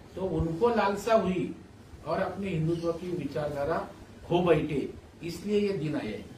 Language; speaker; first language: Hindi; non-native, local second language; Marathi